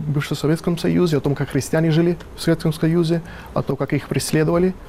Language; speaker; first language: Russian; non-native, fluent; Italian